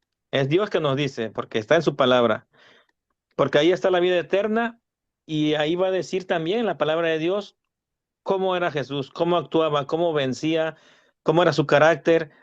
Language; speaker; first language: Spanish; native; Spanish